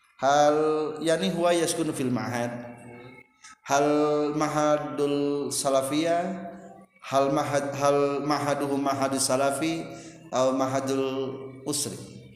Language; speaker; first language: Arabic; non-native, fluent; Indonesian